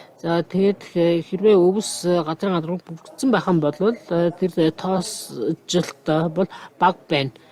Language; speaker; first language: Mongolian; non-native, fluent; Japanese